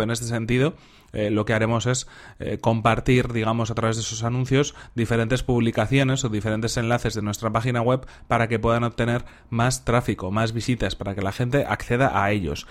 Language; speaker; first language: Spanish; native; Spanish